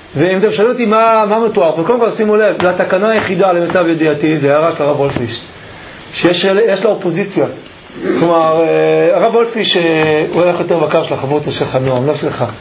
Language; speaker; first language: Hebrew; native; Hebrew